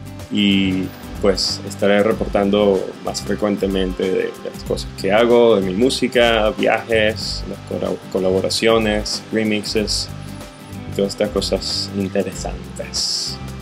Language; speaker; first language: Spanish; native; Spanish